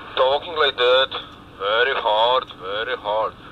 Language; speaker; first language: English; non-native, learner; Polish